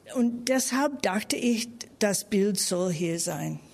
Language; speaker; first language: German; non-native, fluent; English